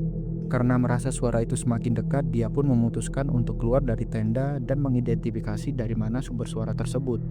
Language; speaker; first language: Indonesian; native; Indonesian